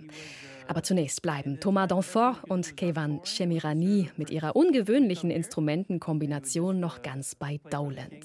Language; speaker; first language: German; native; German